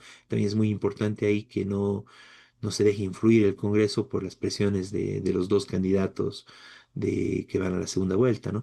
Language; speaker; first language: Spanish; native; Spanish